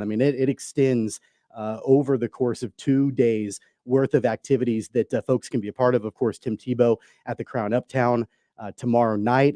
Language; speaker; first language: English; native; English